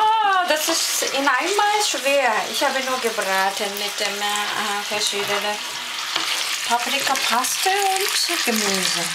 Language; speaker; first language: German; non-native, learner; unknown